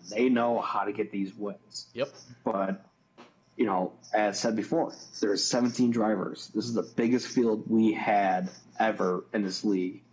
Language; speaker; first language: English; native; English